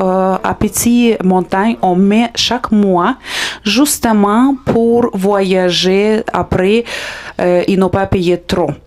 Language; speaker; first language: French; non-native, fluent; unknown